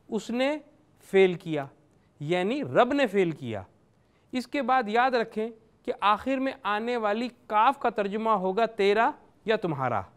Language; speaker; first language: Urdu; native; Urdu